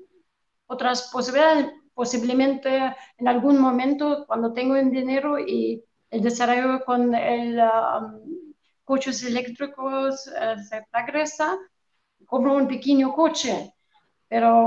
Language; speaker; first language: Spanish; non-native, fluent; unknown